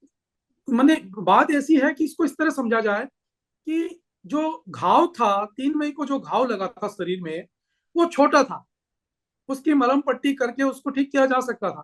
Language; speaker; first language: Hindi; native; Hindi